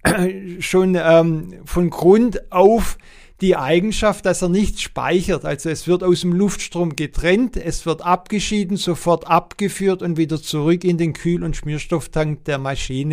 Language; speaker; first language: German; native; German